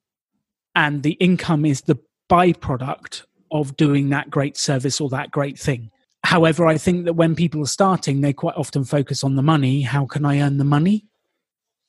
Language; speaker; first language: English; native; English